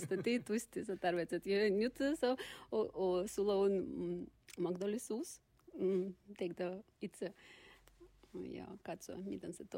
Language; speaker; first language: Finnish; non-native, learner; Russian